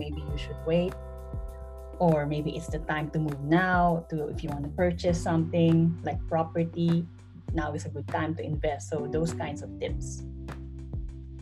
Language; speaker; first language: English; non-native, local second language; Filipino